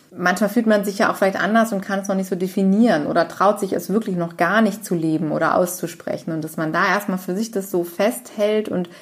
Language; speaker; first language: German; native; German